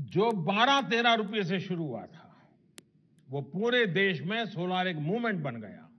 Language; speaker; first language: Hindi; non-native, local second language; Gujarati